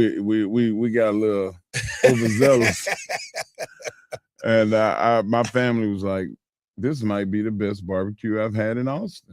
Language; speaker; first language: English; native; English